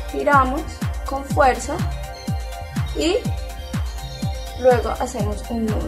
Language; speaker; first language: Spanish; native; Spanish